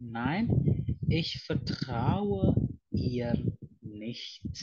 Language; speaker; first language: German; non-native, fluent; Indonesian